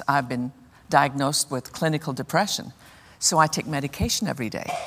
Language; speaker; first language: English; native; English